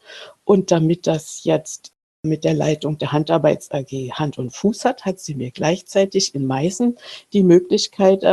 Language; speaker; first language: German; native; German